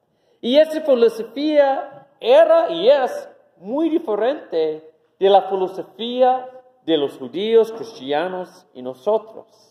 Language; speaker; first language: Spanish; non-native, fluent; English